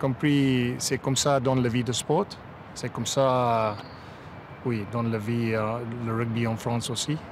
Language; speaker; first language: French; non-native, learner; English